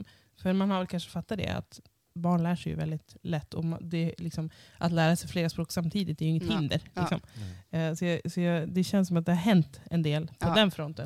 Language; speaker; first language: Swedish; native; Swedish